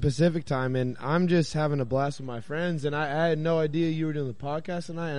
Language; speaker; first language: English; native; English